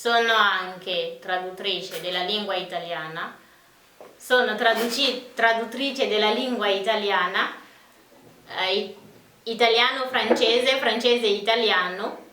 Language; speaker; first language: Italian; non-native, fluent; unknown